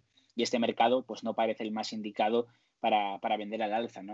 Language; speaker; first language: Spanish; native; Spanish